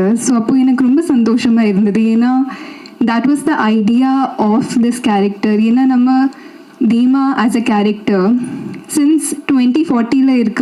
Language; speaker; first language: Tamil; non-native, learner; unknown